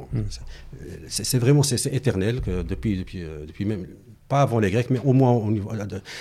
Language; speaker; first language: French; non-native, local second language; Arabic